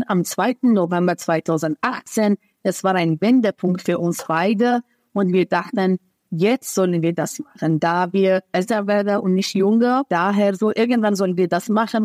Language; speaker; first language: German; non-native, fluent; Persian